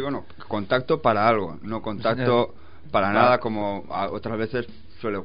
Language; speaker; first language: Spanish; native; Spanish